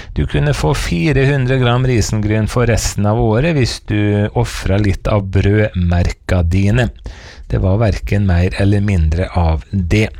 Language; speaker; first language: Norwegian; native; Norwegian